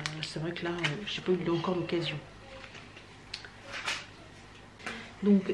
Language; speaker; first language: French; native; French